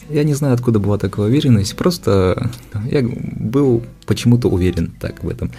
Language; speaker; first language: Russian; native; Russian